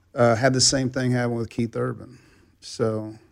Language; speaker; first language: English; native; English